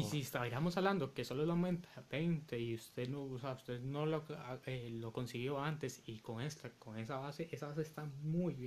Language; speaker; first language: Spanish; native; Spanish